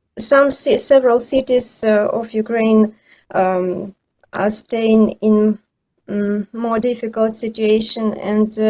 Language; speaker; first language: English; non-native, learner; Ukrainian